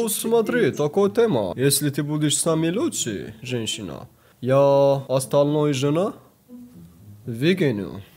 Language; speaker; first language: Russian; non-native, learner; Tajik